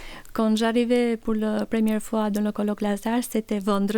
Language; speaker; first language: French; non-native, learner; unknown